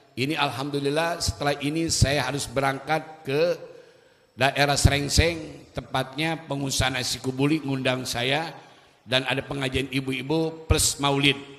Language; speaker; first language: Indonesian; native; Indonesian